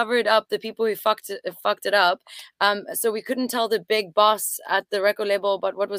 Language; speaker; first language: English; early bilingual, other home language; French